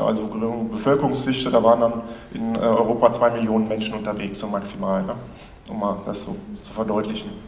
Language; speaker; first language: German; native; German